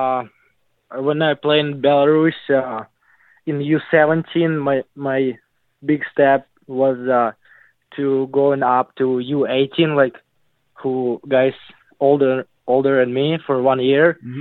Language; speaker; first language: English; non-native, learner; Russian